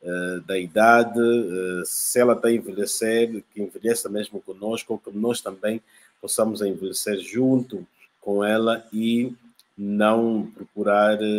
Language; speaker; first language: Portuguese; native; Portuguese